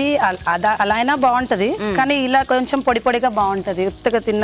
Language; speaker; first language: Telugu; native; Telugu